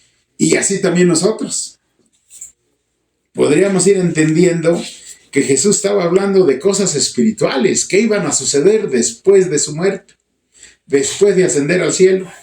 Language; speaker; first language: Spanish; native; Spanish